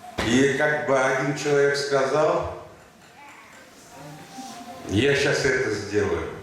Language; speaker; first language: Russian; non-native, local second language; Tatar